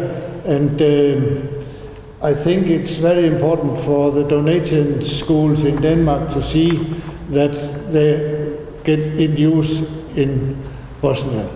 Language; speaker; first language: English; non-native, fluent; Danish